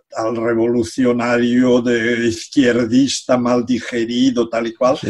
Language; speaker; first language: Spanish; non-native, local second language; Catalan